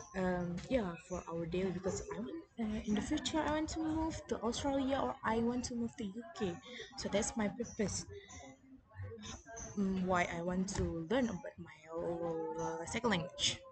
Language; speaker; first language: English; non-native, learner; Indonesian